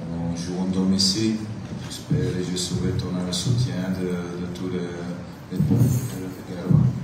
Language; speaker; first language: French; non-native, local second language; Dutch